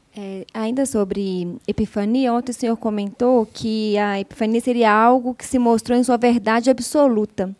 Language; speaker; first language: Portuguese; native; Portuguese